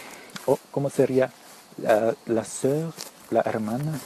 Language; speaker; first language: Spanish; early bilingual, heritage; Spanish